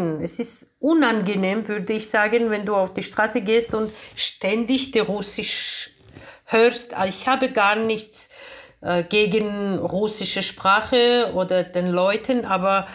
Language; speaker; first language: German; non-native, fluent; Georgian